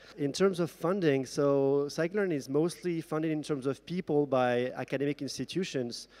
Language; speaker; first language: English; non-native, fluent; French